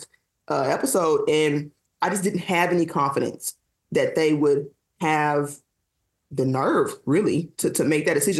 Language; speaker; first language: English; native; English